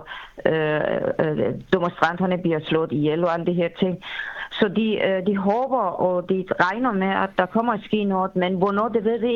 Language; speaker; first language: Danish; non-native, fluent; Persian